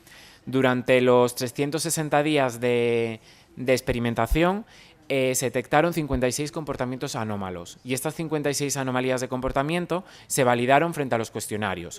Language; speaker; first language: Spanish; native; Spanish